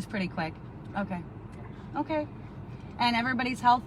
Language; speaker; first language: English; native; English